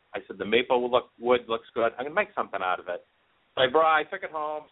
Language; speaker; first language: English; native; English